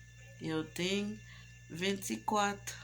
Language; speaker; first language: Portuguese; non-native, learner; Haitian Creole